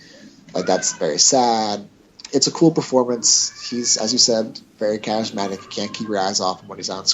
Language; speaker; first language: English; native; English